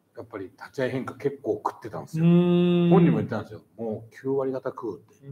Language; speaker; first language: Japanese; native; Japanese